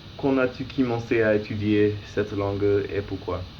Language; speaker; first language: French; non-native, learner; English